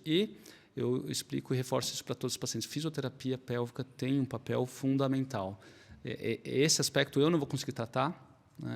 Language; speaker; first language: Portuguese; native; Portuguese